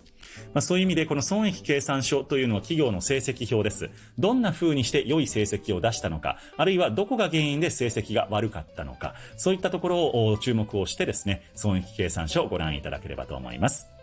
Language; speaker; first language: Japanese; native; Japanese